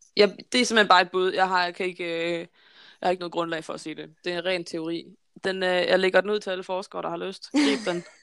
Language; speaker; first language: Danish; native; Danish